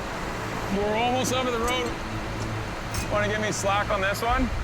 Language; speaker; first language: English; native; English